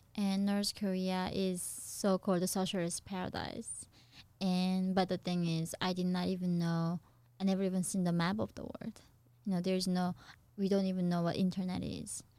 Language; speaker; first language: English; non-native, fluent; Korean